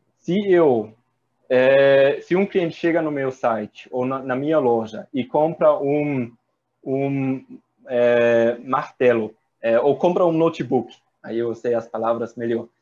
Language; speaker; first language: Portuguese; non-native, fluent; German